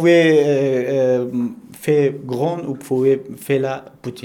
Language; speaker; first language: French; non-native, learner; Pashto